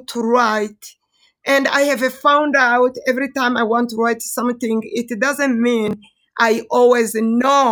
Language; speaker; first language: English; non-native, local second language; Kinyarwanda